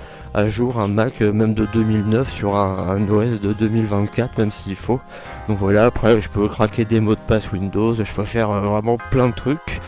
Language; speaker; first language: French; native; French